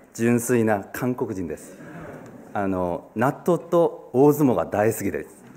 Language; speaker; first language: Japanese; non-native, fluent; Korean